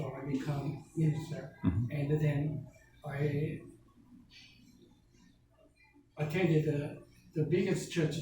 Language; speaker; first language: English; non-native, learner; Korean